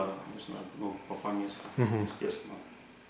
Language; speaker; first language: Russian; native; Russian